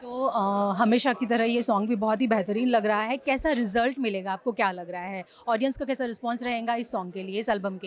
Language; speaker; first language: Hindi; native; Hindi